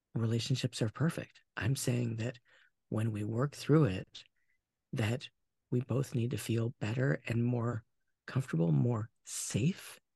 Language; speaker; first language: English; native; English